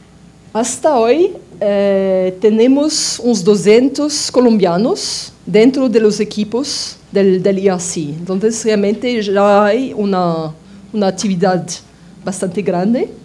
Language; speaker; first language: Spanish; non-native, fluent; French